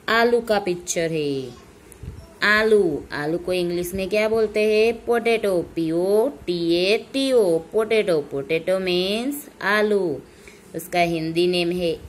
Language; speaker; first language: Hindi; non-native, local second language; Gujarati